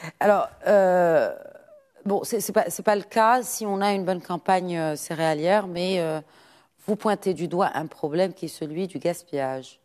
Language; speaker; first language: French; non-native, local second language; Arabic